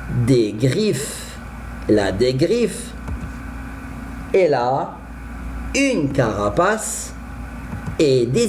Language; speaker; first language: French; non-native, fluent; Arabic